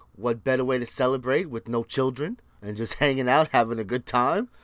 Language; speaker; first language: English; early bilingual, other home language; Spanish